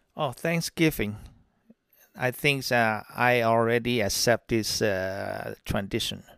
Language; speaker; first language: English; non-native, local second language; Cantonese